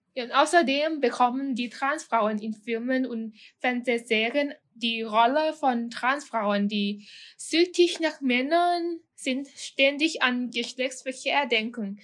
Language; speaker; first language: German; non-native, fluent; Thai